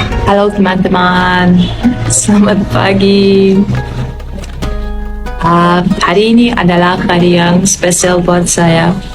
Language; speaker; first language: Indonesian; non-native, fluent; Polish